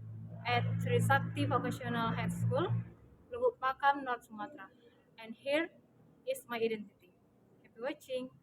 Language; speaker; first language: English; non-native, learner; Indonesian